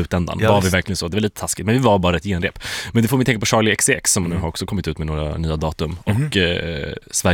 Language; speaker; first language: Swedish; native; Swedish